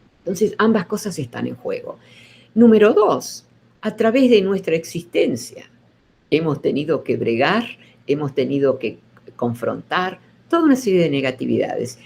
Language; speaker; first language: Spanish; early bilingual, other home language; Dutch